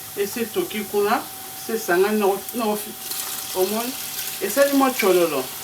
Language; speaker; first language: Lingala; non-native, local second language; Kongo